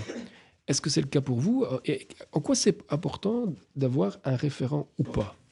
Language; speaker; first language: French; native; French